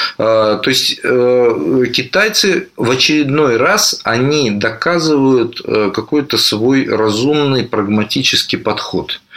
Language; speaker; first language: Russian; native; Russian